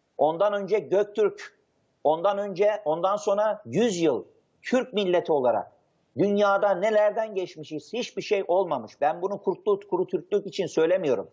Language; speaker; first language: Turkish; native; Turkish